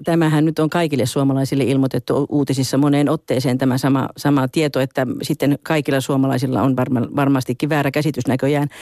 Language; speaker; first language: Finnish; native; Finnish